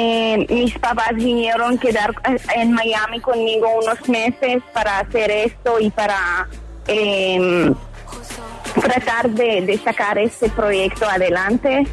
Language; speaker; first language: Spanish; early bilingual, heritage; Hebrew